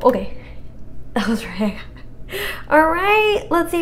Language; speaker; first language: English; native; English